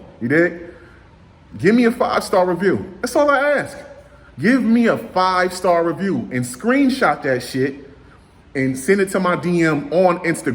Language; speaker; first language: English; native; English